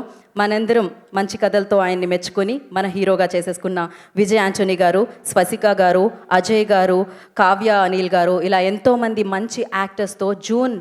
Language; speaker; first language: Telugu; native; Telugu